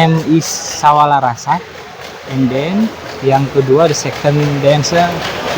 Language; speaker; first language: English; non-native, learner; Indonesian